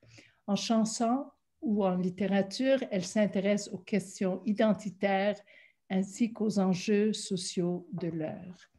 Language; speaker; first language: French; non-native, local second language; English